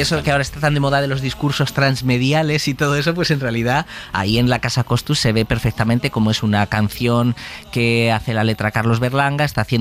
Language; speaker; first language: Spanish; native; Spanish